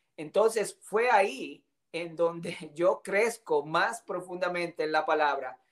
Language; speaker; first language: Spanish; native; Spanish